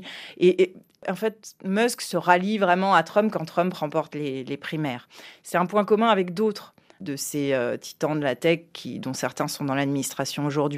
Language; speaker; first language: French; native; French